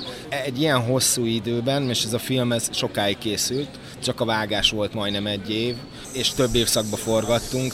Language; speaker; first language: Hungarian; native; Hungarian